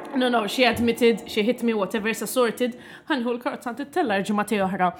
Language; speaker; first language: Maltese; non-native, local second language; English